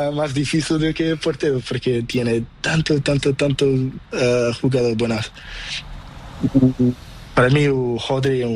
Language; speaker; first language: Spanish; non-native, learner; Portuguese